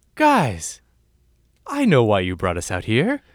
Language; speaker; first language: English; native; English